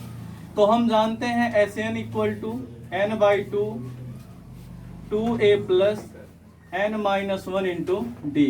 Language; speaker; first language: Hindi; native; Hindi